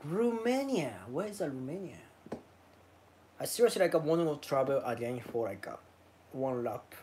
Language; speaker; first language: English; non-native, learner; Japanese